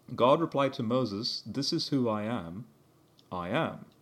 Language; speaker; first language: English; early bilingual, heritage; English